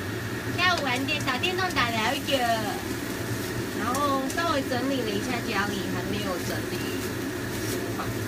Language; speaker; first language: Chinese; native; Chinese